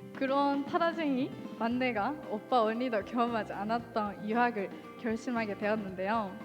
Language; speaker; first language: Korean; non-native, fluent; Japanese